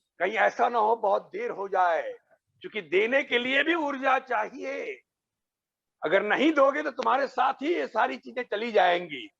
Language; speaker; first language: Hindi; non-native, local second language; Bhojpuri